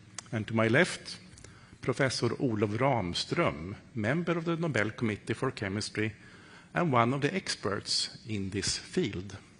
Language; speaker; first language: English; non-native, fluent; Swedish